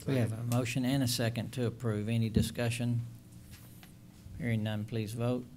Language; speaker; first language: English; native; English